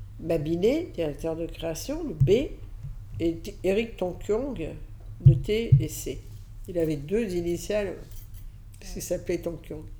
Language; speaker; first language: French; early bilingual, other home language; Catalan